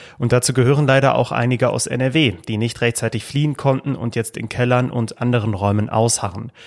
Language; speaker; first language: German; native; German